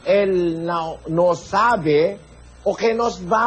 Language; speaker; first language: Spanish; non-native, learner; Filipino